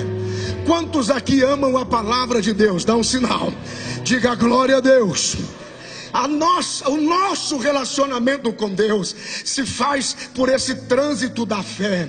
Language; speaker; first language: Portuguese; native; Portuguese